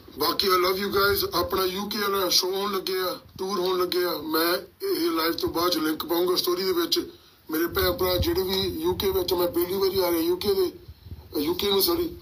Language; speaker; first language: Punjabi; early bilingual, heritage; Punjabi